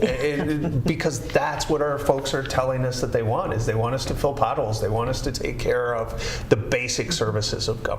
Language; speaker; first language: English; native; English